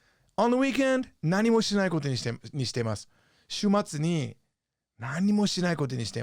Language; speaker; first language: Japanese; non-native, fluent; English